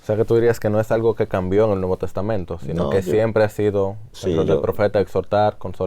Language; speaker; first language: Spanish; native; Spanish